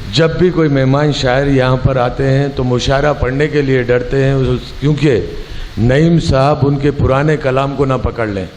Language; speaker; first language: Urdu; native; Urdu